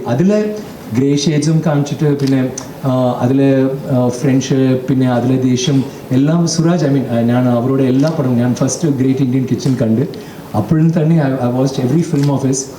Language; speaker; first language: Malayalam; non-native, local second language; Tamil